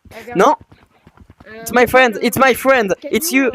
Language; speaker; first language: English; non-native, learner; French